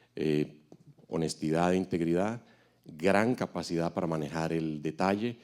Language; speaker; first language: Spanish; native; Spanish